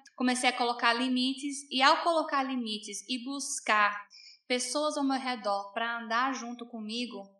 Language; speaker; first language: Portuguese; non-native, fluent; English